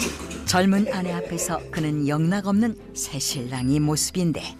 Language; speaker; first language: Korean; native; Korean